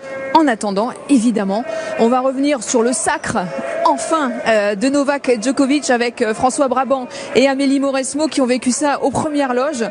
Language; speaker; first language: French; native; French